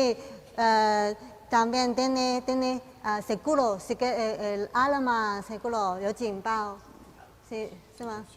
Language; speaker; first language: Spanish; non-native, learner; Chinese